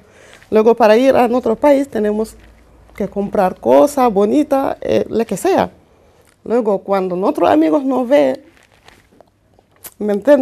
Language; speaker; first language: Spanish; non-native, fluent; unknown